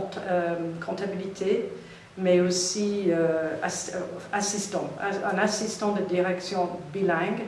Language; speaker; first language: French; non-native, fluent; English